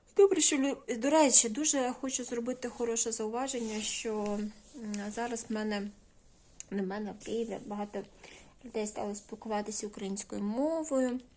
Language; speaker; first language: Ukrainian; non-native, local second language; Russian